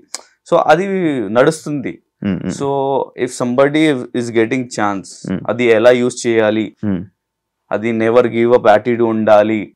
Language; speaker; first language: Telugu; non-native, local second language; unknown